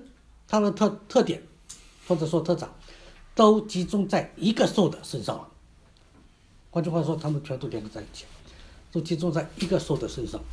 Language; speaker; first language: Chinese; native; Chinese